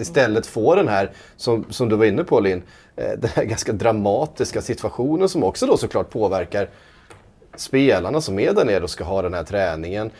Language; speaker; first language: Swedish; native; Swedish